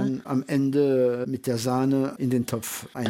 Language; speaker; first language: German; non-native, fluent; French